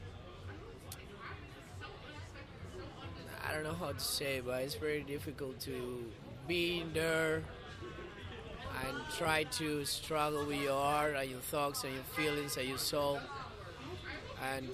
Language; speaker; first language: English; non-native, fluent; Spanish